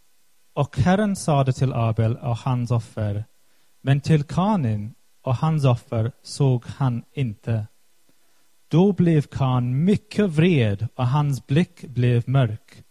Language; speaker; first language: Swedish; non-native, fluent; English